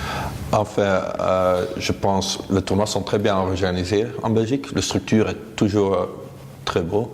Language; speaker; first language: French; non-native, local second language; Dutch